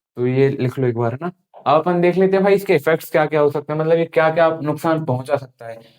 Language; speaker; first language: Hindi; native; Hindi